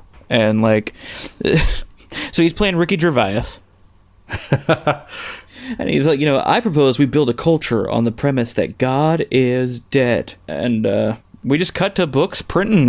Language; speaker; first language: English; native; English